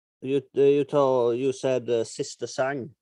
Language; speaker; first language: English; non-native, learner; Norwegian